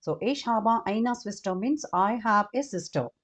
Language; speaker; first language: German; non-native, fluent; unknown